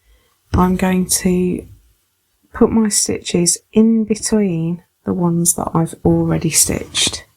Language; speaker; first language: English; native; English